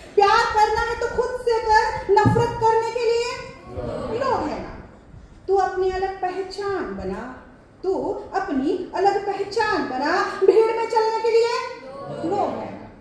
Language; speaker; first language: Hindi; non-native, local second language; Marathi